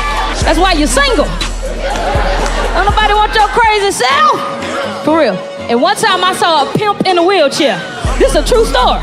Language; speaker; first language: English; native; English